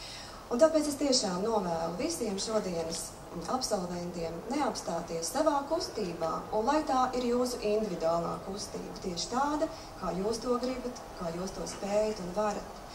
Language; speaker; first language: Latvian; native; Latvian